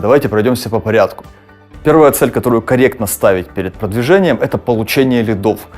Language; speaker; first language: Russian; native; Russian